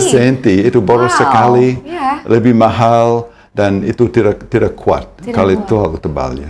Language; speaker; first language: Indonesian; non-native, fluent; English